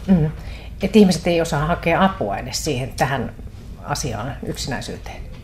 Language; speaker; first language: Finnish; native; Finnish